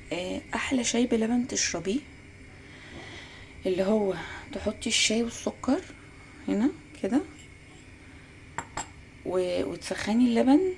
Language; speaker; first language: Arabic; native; Arabic